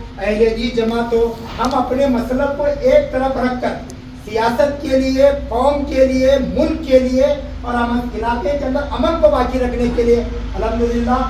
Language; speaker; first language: Hindi; non-native, local second language; Urdu